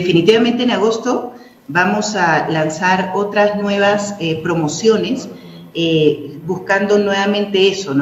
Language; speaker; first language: Spanish; native; Spanish